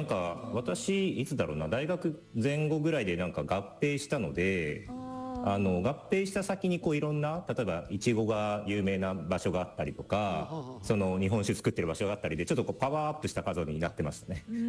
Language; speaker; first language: Japanese; native; Japanese